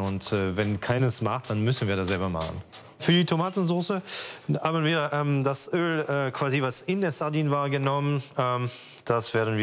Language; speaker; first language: German; non-native, fluent; French